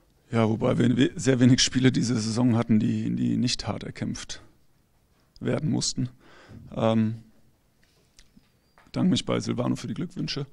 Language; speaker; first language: German; native; German